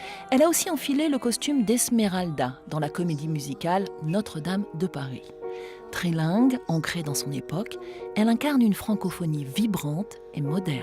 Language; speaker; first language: French; native; French